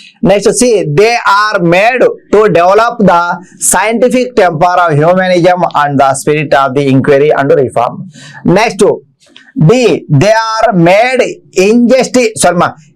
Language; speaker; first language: English; non-native, local second language; Telugu